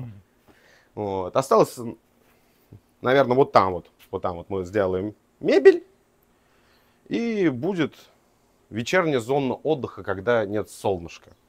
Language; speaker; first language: Russian; native; Russian